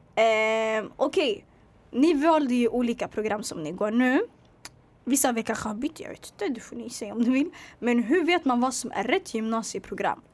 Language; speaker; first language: Swedish; native; Swedish